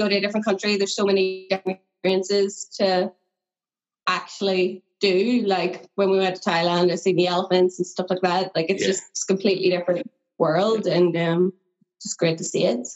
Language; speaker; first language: English; native; English